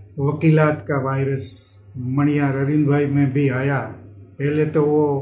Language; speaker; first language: Hindi; non-native, local second language; Gujarati